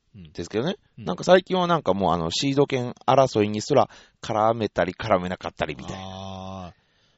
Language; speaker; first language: Japanese; native; Japanese